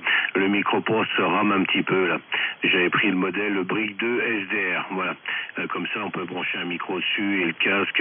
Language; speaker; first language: French; native; French